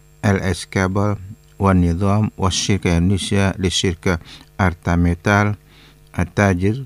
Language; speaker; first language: Arabic; non-native, learner; Indonesian